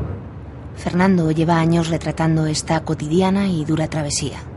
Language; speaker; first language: Spanish; native; Spanish